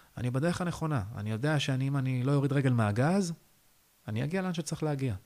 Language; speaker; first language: Hebrew; native; Hebrew